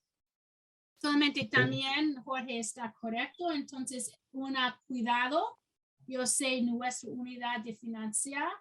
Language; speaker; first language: Spanish; non-native, fluent; English